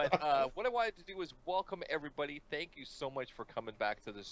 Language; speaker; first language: English; native; English